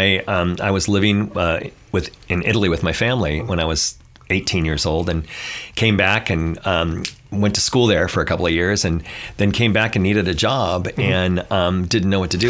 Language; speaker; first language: English; native; English